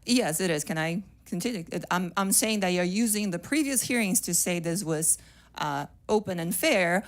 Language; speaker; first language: English; non-native, fluent; Portuguese